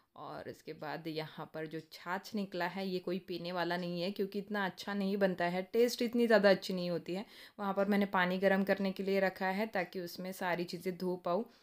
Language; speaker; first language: Hindi; non-native, local second language; Marathi